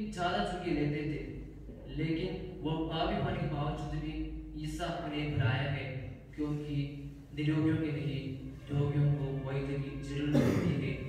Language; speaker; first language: Hindi; non-native, local second language; Malayalam